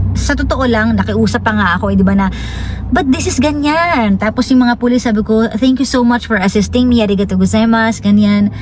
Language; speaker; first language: Filipino; native; Filipino